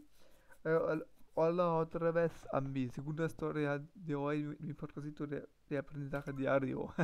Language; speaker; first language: Spanish; non-native, learner; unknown